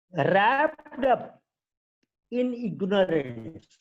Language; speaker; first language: English; non-native, local second language; Telugu